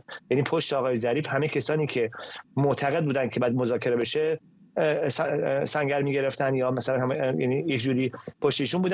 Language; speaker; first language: Persian; native; Persian